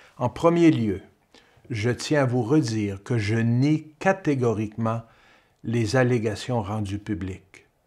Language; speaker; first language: French; native; French